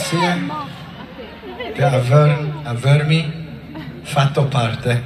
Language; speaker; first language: Italian; non-native, learner; English